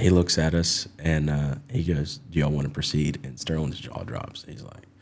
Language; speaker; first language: English; native; English